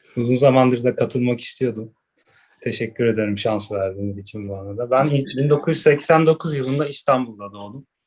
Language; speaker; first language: Turkish; native; Turkish